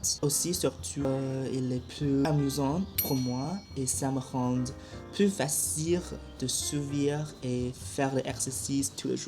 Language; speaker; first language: French; non-native, learner; Chinese